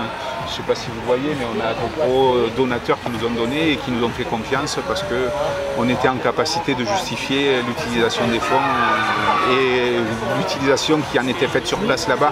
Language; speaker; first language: French; native; French